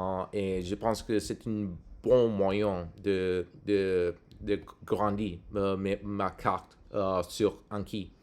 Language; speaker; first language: French; non-native, learner; English